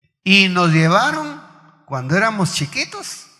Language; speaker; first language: Spanish; native; Spanish